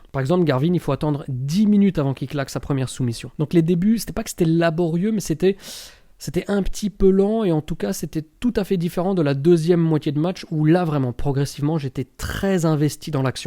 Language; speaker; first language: French; native; French